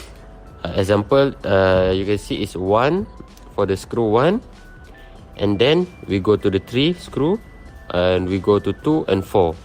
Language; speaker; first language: English; non-native, local second language; Malay